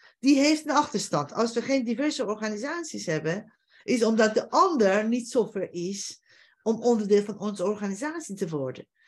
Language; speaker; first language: Dutch; non-native, fluent; Persian